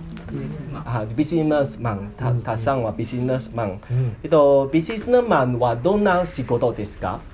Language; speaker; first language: Japanese; non-native, learner; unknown